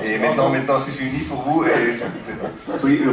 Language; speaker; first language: French; non-native, fluent; German